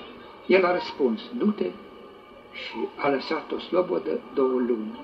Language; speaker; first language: Romanian; native; Romanian